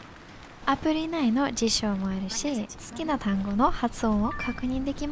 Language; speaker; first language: Japanese; non-native, fluent; English